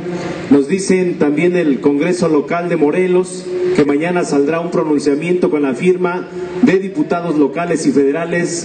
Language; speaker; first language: Spanish; native; Spanish